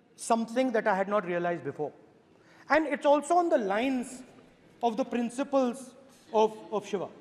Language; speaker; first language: English; non-native, local second language; Hindi